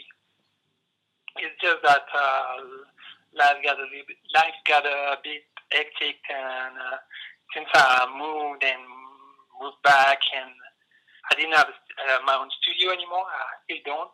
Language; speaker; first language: English; non-native, fluent; French